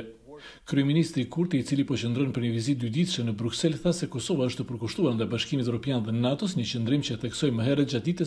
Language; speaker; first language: Albanian; native; Albanian